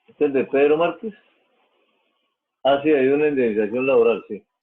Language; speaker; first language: Spanish; native; Spanish